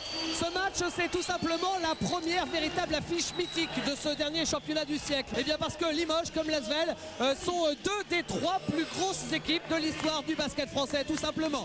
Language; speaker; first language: French; native; French